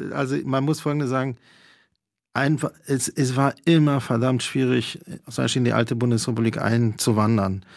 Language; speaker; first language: German; early bilingual, other home language; Polish